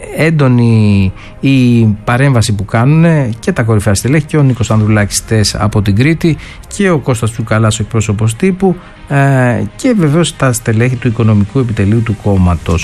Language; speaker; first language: Greek; native; Greek